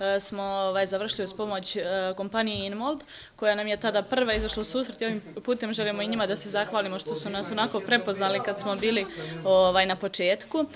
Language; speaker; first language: Bosnian; native; Bosnian